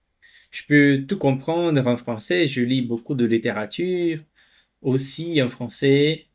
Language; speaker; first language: French; non-native, fluent; Portuguese